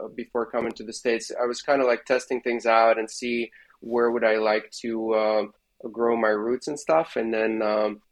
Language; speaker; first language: English; non-native, fluent; Russian